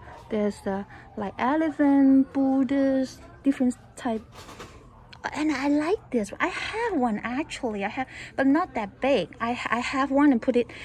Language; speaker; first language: English; non-native, learner; Cantonese